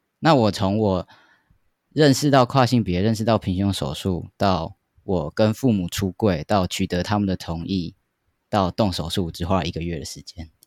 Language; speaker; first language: Chinese; native; Chinese